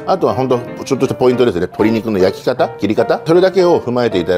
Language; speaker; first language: Japanese; native; Japanese